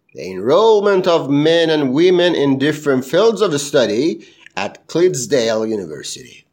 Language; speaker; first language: English; non-native, fluent; Persian